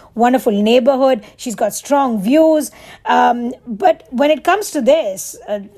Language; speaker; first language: English; non-native, local second language; Bangla